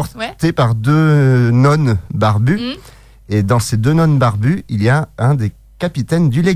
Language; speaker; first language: French; native; French